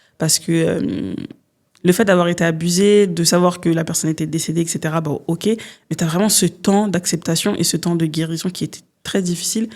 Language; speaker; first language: French; early bilingual, other home language; Lingala